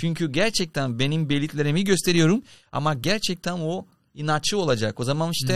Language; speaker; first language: Turkish; non-native, learner; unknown